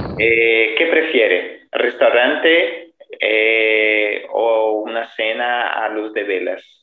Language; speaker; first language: Spanish; non-native, fluent; Portuguese